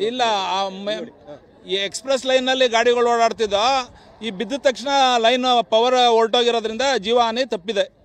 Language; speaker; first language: Kannada; native; Kannada